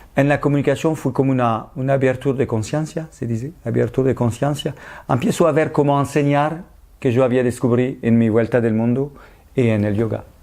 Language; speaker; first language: Spanish; non-native, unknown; French